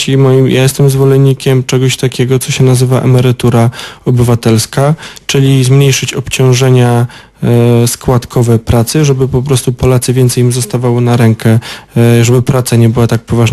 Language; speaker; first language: Polish; native; Polish